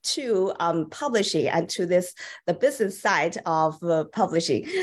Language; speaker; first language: English; non-native, fluent; Chinese